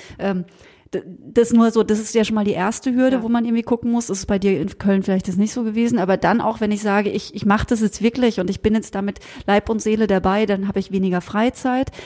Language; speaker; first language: German; native; German